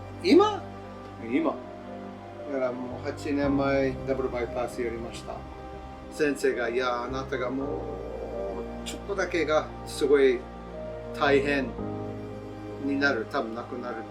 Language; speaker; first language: Japanese; non-native, learner; English